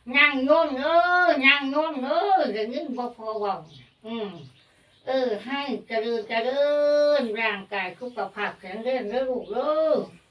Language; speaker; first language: Thai; native; Thai